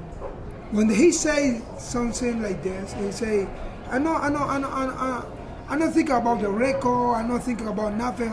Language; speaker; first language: English; non-native, learner; Spanish